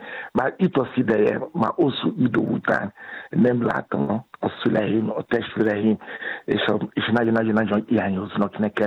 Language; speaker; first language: Hungarian; non-native, fluent; Yoruba